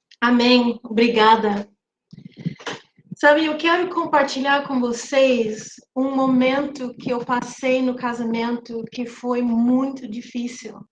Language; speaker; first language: Portuguese; non-native, fluent; English